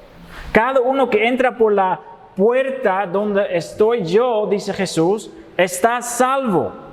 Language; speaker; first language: Spanish; non-native, fluent; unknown